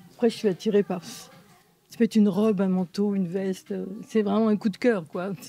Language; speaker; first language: French; native; French